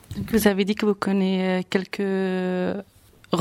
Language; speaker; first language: French; non-native, fluent; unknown